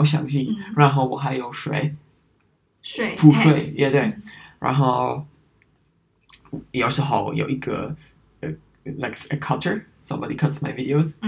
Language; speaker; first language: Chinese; non-native, learner; German